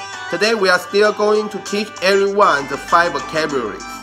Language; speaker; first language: English; non-native, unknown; Hakka Chinese